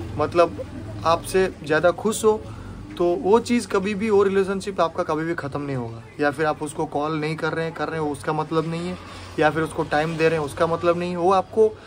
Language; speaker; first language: Hindi; non-native, local second language; Odia